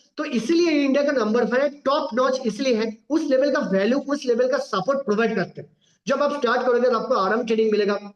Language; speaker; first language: Hindi; non-native, local second language; Bangla